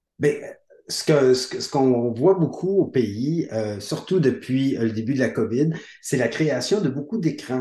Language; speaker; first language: French; native; French